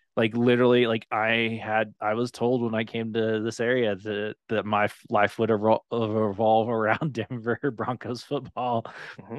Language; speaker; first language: English; native; English